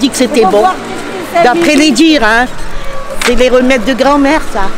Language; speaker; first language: French; native; French